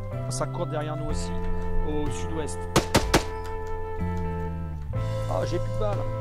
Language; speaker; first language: French; native; French